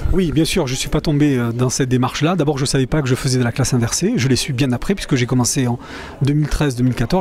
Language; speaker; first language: French; native; French